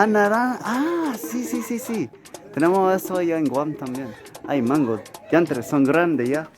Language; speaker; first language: Spanish; non-native, learner; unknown